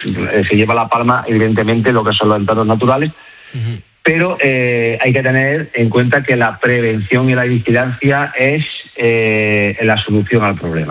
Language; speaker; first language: Spanish; native; Spanish